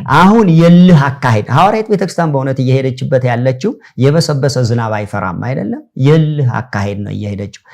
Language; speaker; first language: Amharic; non-native, local second language; Sebat Bet Gurage